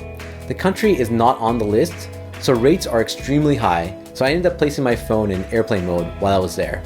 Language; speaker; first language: English; native; English